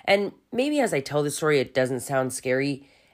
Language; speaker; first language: English; native; English